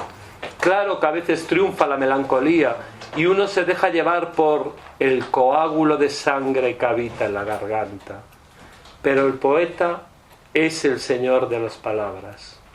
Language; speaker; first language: Spanish; native; Spanish